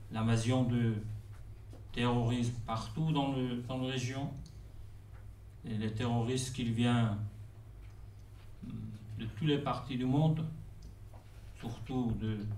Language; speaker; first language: French; non-native, fluent; Persian